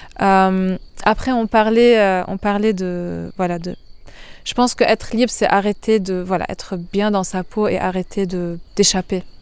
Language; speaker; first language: French; non-native, local second language; Arabic